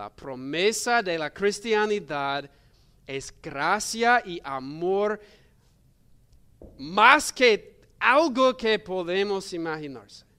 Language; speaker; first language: Spanish; non-native, learner; English